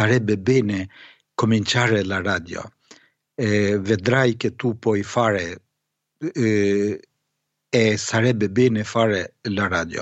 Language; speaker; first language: Italian; non-native, fluent; Albanian